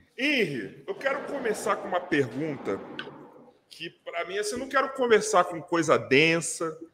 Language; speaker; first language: Portuguese; native; Portuguese